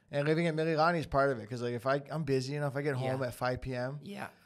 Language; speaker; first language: English; native; English